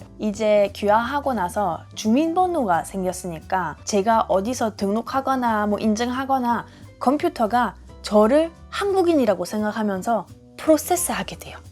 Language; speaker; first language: Korean; non-native, fluent; German